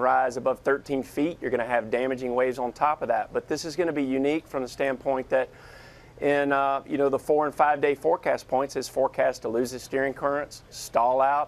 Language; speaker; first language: English; native; English